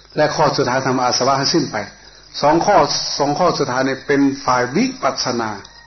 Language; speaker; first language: Thai; native; Thai